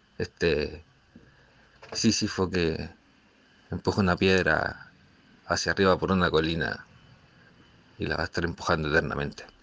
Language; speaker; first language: Spanish; native; Spanish